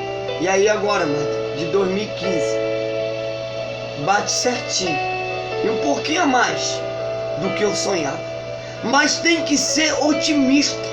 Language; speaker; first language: Portuguese; native; Portuguese